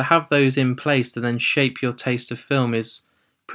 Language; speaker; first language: English; native; English